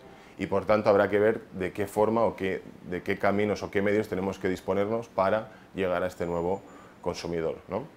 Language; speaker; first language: Spanish; native; Spanish